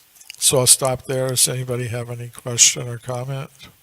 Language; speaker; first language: English; native; English